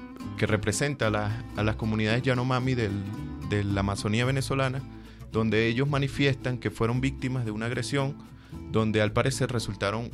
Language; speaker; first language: Spanish; native; Spanish